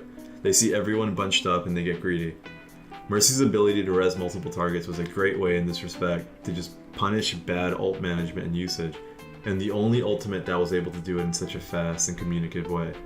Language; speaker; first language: English; native; English